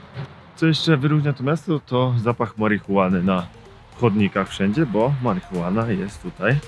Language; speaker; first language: Polish; native; Polish